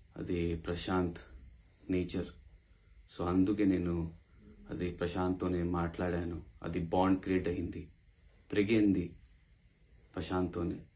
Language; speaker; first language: Telugu; non-native, local second language; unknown